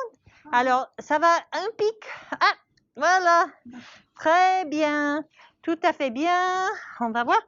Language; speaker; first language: French; non-native, learner; English